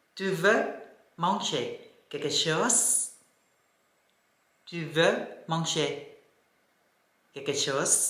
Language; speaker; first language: French; non-native, fluent; Thai